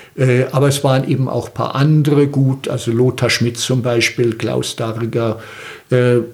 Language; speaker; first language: German; native; German